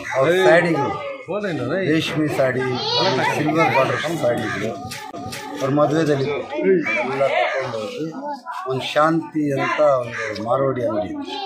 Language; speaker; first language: Kannada; non-native, local second language; Urdu